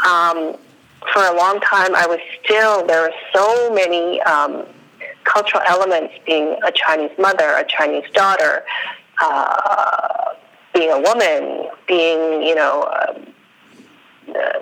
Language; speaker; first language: English; non-native, fluent; Spanish